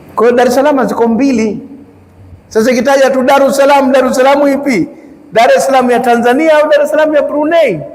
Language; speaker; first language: Swahili; native; Swahili